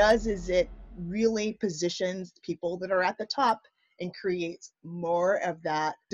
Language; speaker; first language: English; native; English